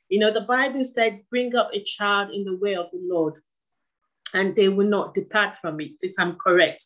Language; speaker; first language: English; non-native, local second language; Yoruba